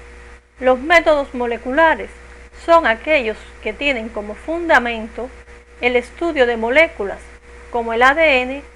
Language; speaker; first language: Spanish; native; Spanish